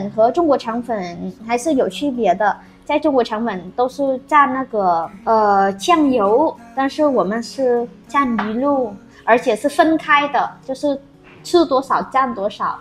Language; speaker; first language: Chinese; non-native, fluent; Vietnamese